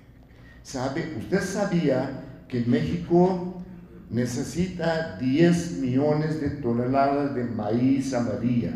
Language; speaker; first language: Spanish; non-native, fluent; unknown